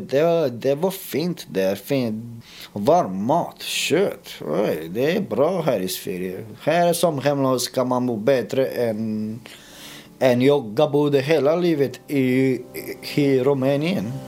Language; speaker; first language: Swedish; non-native, fluent; Romanian